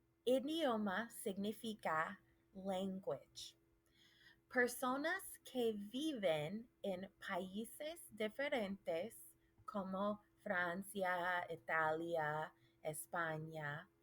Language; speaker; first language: Spanish; non-native, fluent; English